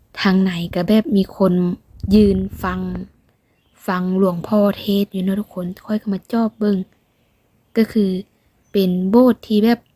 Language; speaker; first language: Thai; non-native, local second language; Northeastern Thai